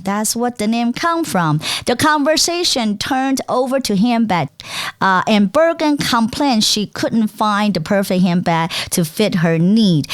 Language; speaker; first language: English; non-native, fluent; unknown